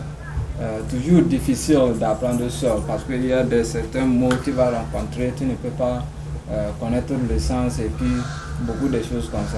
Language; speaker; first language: French; non-native, learner; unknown